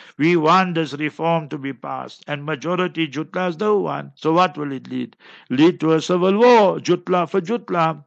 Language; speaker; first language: English; native; English